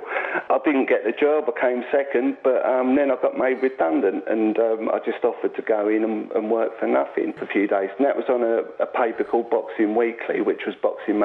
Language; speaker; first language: English; native; English